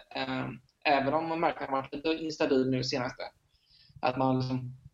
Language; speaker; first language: Swedish; native; Swedish